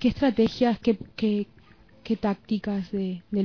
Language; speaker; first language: Spanish; native; Spanish